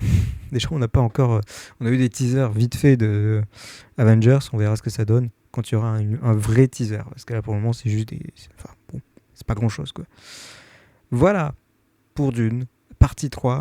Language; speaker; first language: French; native; French